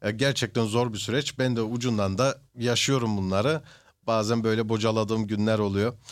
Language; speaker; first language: Turkish; early bilingual, heritage; Turkish